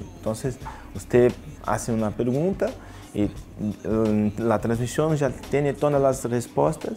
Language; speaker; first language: Spanish; non-native, learner; Portuguese